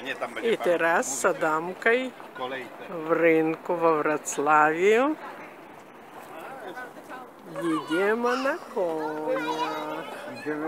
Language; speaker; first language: Polish; non-native, fluent; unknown